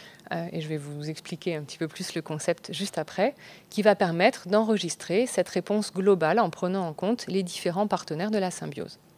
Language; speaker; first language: French; native; French